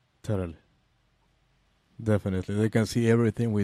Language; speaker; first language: English; non-native, fluent; Spanish